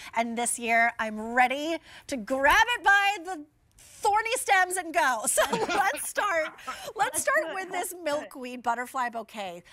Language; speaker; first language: English; native; English